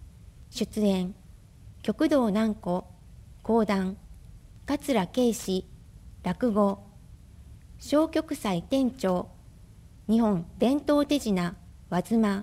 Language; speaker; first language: Japanese; native; Japanese